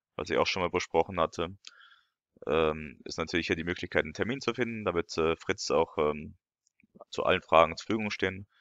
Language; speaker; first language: German; non-native, fluent; French